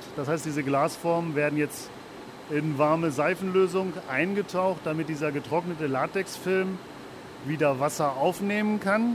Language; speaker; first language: German; native; German